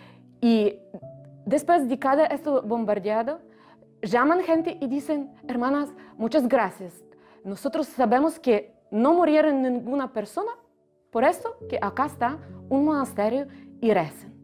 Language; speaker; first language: Spanish; non-native, fluent; Ukrainian